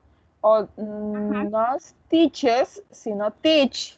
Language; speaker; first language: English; non-native, learner; Spanish